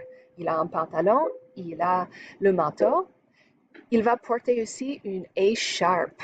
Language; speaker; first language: French; non-native, fluent; English